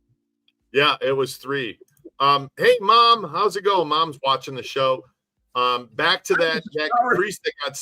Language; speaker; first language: English; native; English